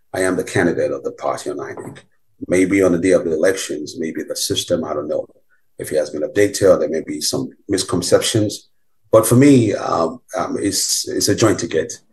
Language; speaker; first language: English; non-native, local second language; Bini